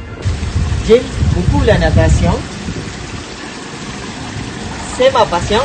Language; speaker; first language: French; non-native, learner; Malay